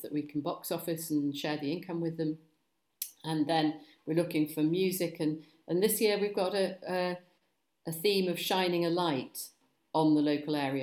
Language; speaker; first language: English; native; English